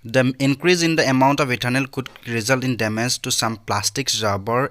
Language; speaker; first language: English; non-native, local second language; Assamese